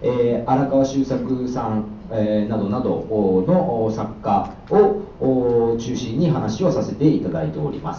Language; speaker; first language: Japanese; native; Japanese